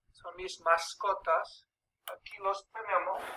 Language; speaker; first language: Spanish; early bilingual, heritage; English